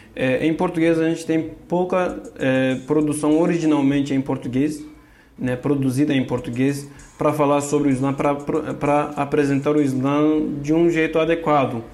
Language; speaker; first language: Portuguese; non-native, fluent; Kurdish